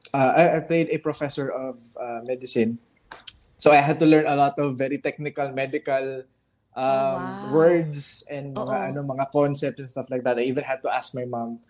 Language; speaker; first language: Filipino; native; Filipino